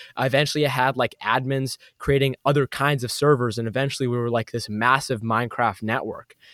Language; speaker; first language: English; native; English